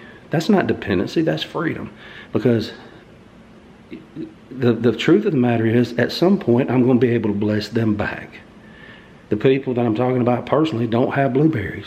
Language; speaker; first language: English; native; English